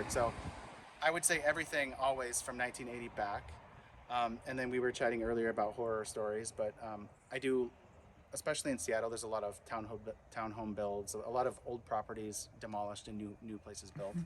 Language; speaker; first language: English; native; English